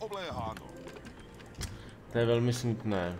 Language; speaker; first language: Czech; native; Czech